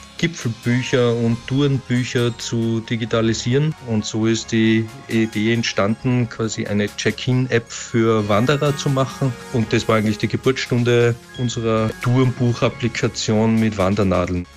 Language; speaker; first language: German; native; German